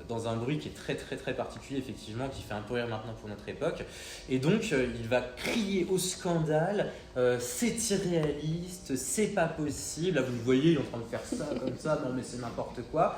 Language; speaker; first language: French; native; French